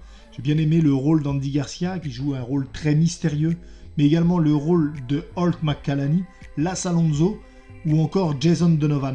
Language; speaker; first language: French; native; French